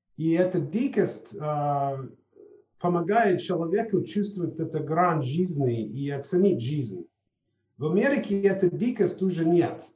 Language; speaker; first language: Russian; non-native, fluent; English